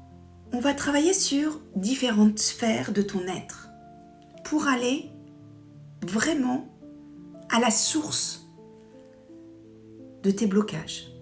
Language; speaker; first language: French; native; French